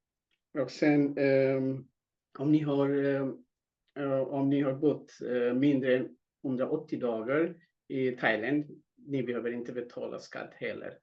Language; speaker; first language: Swedish; non-native, fluent; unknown